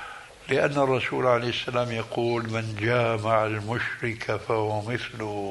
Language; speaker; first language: Arabic; native; Arabic